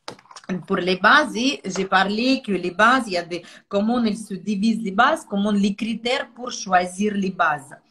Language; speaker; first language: French; non-native, fluent; Russian